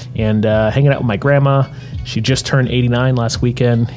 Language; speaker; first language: English; native; English